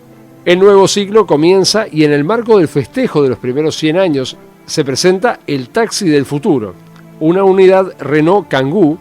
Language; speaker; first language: Spanish; native; Spanish